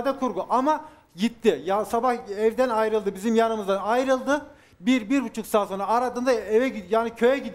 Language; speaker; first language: Turkish; native; Turkish